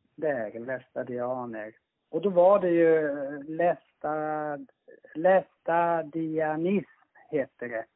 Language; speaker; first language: Swedish; early bilingual, other home language; Finnish